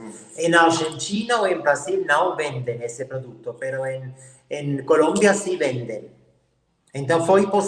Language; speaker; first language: Portuguese; non-native, fluent; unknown